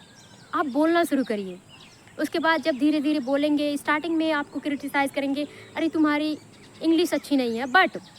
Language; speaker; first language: Hindi; non-native, local second language; Bhojpuri